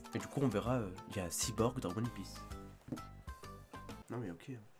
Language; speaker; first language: French; native; French